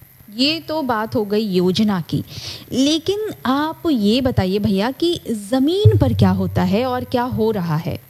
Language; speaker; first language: Hindi; native; Hindi